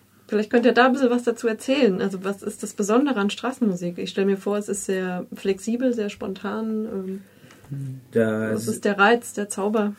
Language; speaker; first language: German; native; German